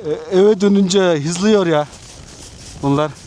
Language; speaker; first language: Turkish; non-native, learner; Mongolian